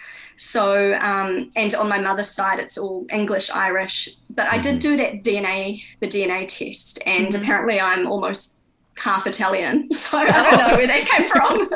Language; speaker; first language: English; native; English